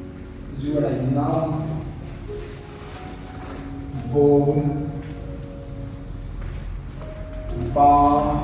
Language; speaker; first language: Vietnamese; non-native, learner; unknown